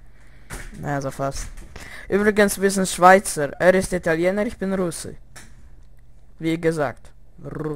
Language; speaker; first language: German; early bilingual, other home language; Russian